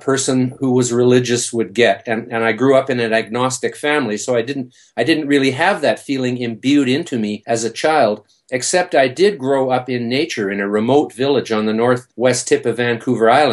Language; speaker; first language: English; native; English